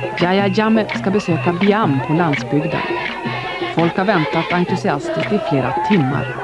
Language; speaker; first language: Swedish; native; Swedish